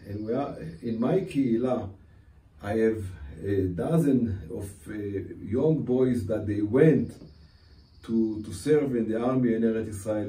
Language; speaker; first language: English; non-native, fluent; Hebrew